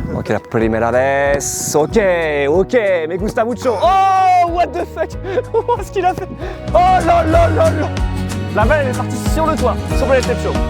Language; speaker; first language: French; native; French